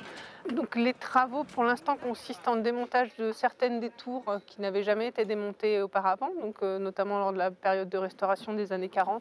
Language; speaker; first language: French; native; French